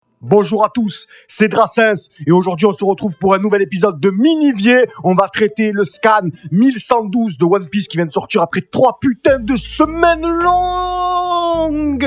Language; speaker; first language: French; native; French